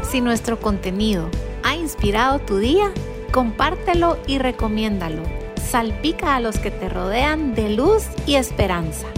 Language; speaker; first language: Spanish; native; Spanish